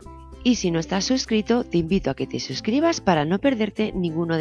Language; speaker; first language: Spanish; native; Spanish